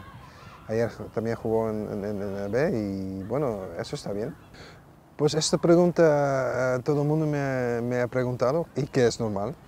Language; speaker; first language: Spanish; non-native, fluent; Dutch